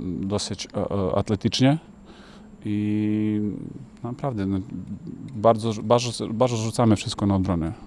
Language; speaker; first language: Polish; non-native, fluent; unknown